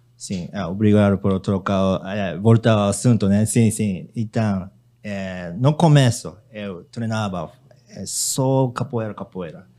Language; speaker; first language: Portuguese; non-native, learner; Japanese